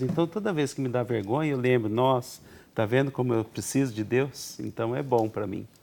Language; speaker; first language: Portuguese; native; Portuguese